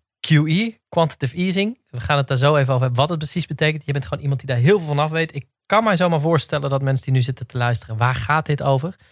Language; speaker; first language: Dutch; native; Dutch